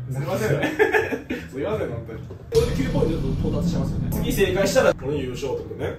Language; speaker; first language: Japanese; native; Japanese